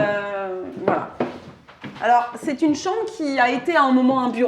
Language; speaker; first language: French; native; French